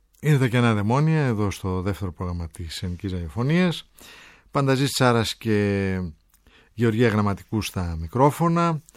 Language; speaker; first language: Greek; native; Greek